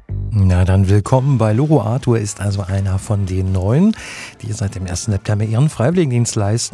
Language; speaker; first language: German; native; German